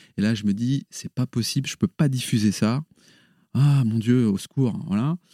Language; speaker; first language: French; native; French